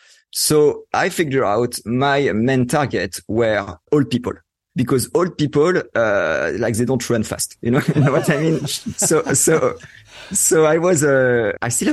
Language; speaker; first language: English; non-native, fluent; French